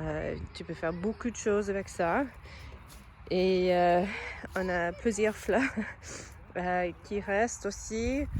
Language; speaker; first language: French; non-native, learner; English